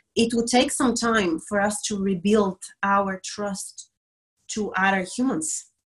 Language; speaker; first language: English; non-native, fluent; Bulgarian